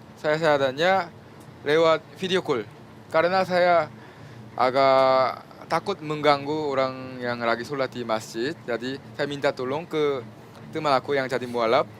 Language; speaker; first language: Indonesian; non-native, fluent; Korean